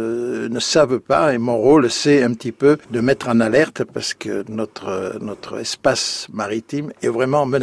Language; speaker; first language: French; native; French